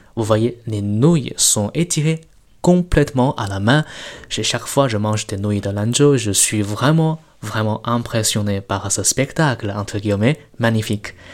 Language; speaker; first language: French; non-native, fluent; Chinese